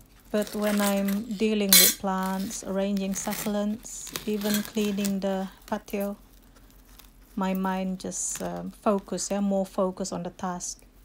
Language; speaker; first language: English; non-native, fluent; Indonesian